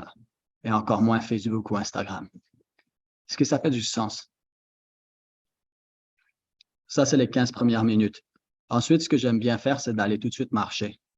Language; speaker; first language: French; native; French